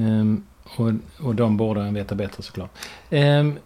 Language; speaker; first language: Swedish; native; Swedish